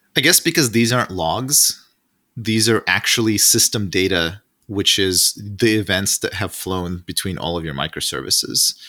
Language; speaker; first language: English; non-native, fluent; Russian